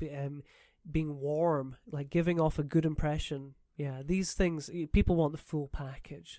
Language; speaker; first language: English; native; English